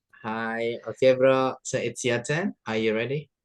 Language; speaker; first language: English; non-native, fluent; Indonesian